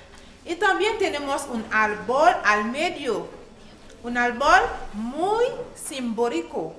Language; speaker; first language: Spanish; non-native, learner; Haitian Creole